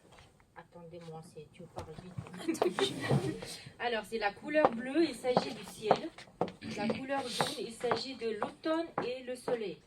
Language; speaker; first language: French; non-native, learner; Mongolian